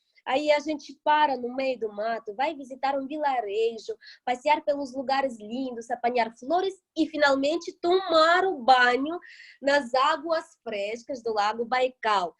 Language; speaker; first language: Portuguese; non-native, fluent; Russian